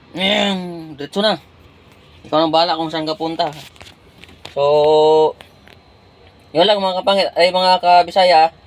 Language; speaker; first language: Filipino; non-native, local second language; Cebuano